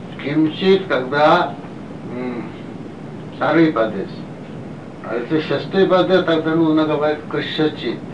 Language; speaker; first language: Russian; non-native, learner; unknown